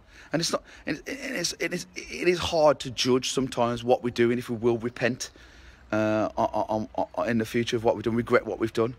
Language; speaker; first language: English; native; English